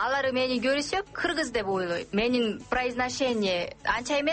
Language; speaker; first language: Kyrgyz; non-native, learner; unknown